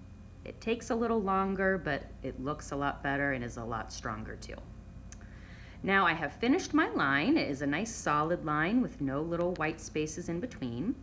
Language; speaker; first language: English; native; English